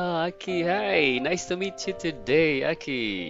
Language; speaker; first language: English; non-native, fluent; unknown